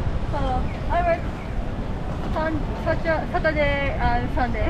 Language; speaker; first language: English; non-native, learner; Japanese